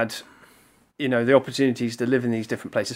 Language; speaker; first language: English; native; English